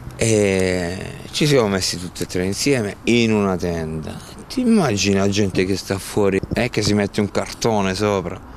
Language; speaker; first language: Italian; native; Italian